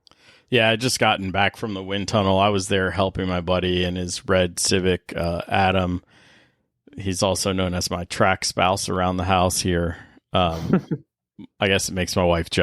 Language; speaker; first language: English; native; English